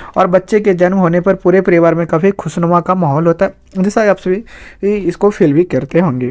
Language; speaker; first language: Hindi; native; Hindi